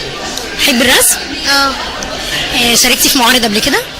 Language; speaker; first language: Arabic; native; Arabic